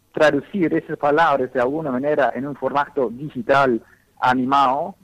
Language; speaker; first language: Spanish; non-native, fluent; English